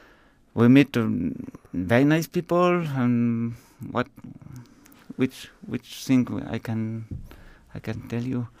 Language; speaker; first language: English; non-native, learner; French